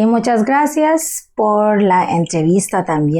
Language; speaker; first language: Spanish; non-native, learner; Bangla